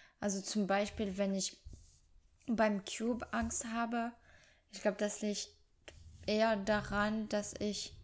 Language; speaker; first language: German; non-native, fluent; French